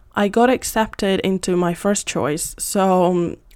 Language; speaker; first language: English; non-native, fluent; Spanish